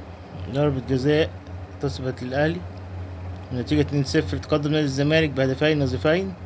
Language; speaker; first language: Arabic; native; Arabic